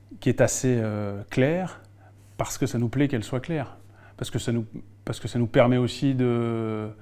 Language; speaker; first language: French; native; French